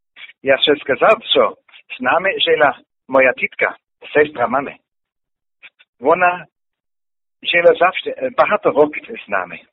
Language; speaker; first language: Ukrainian; non-native, learner; German